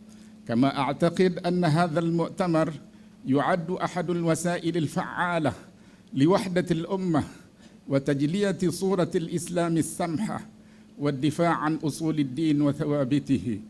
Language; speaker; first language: Arabic; non-native, fluent; Malay